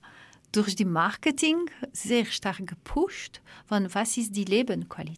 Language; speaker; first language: German; non-native, learner; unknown